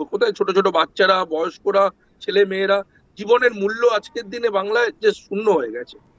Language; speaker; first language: Bangla; native; Bangla